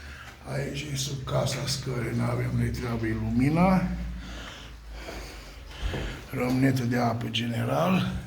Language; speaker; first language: Romanian; native; Romanian